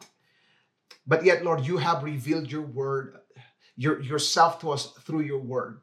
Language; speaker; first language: English; non-native, local second language; Filipino